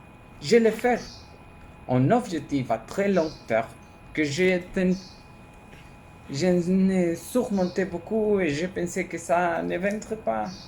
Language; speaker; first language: French; non-native, learner; Spanish